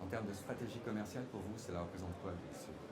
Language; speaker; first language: French; native; French